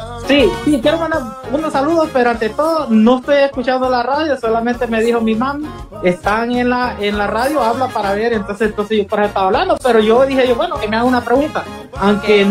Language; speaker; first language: Spanish; native; Spanish